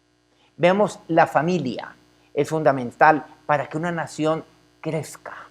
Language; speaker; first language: Spanish; native; Spanish